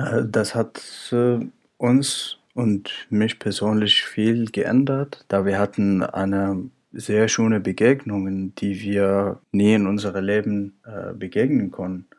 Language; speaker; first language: German; non-native, fluent; Arabic